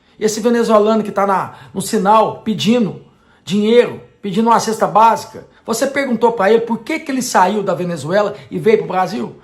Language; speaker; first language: Portuguese; native; Portuguese